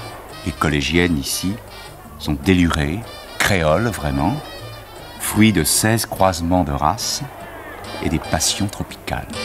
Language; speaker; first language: French; native; French